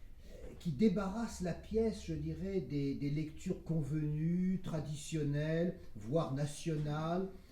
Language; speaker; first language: French; native; French